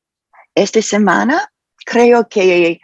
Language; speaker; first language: Spanish; non-native, fluent; English